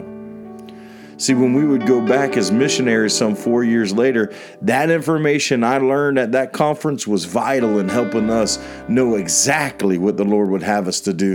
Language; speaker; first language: English; native; English